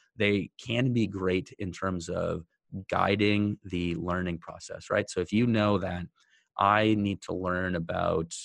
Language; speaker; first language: English; native; English